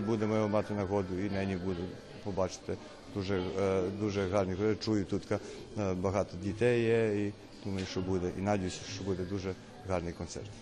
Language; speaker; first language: Ukrainian; early bilingual, heritage; Ukrainian